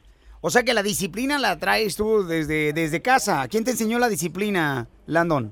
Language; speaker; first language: Spanish; native; Spanish